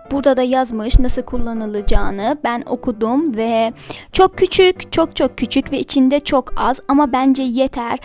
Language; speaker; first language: Turkish; non-native, fluent; Persian